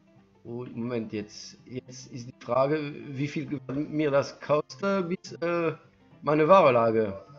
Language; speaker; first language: German; non-native, learner; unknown